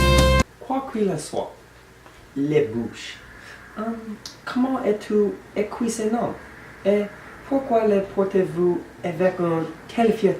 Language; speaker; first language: French; non-native, learner; English